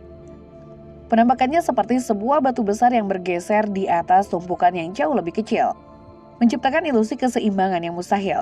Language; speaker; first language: Indonesian; native; Indonesian